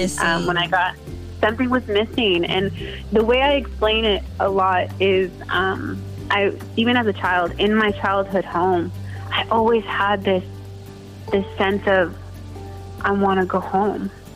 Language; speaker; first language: English; native; English